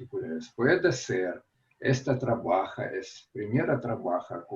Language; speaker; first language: Spanish; non-native, fluent; Russian